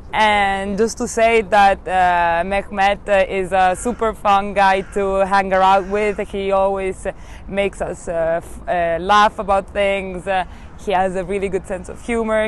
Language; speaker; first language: English; non-native, fluent; Italian